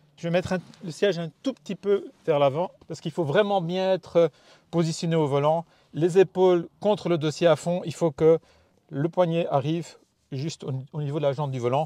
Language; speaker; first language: French; native; French